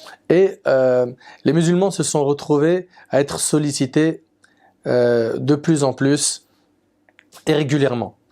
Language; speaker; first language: French; native; French